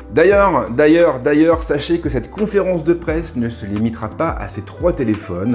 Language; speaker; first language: French; native; French